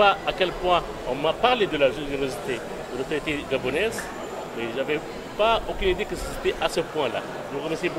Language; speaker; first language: French; non-native, local second language; Arabic